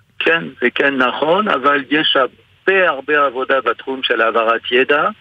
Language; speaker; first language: Hebrew; non-native, fluent; French